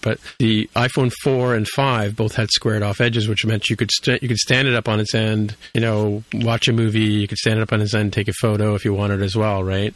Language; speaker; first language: English; native; English